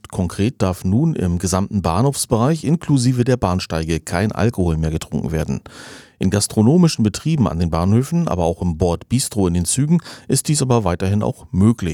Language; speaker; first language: German; native; German